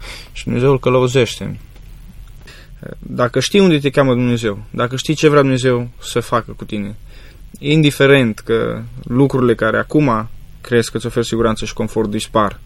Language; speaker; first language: Romanian; native; Romanian